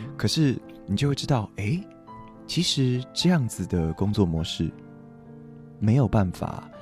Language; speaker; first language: Chinese; non-native, local second language; Min Nan Chinese